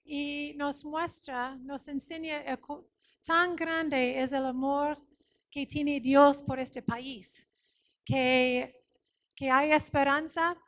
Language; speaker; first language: Spanish; non-native, fluent; English